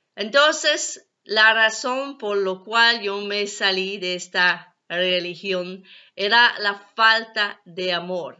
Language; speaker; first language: Spanish; non-native, learner; French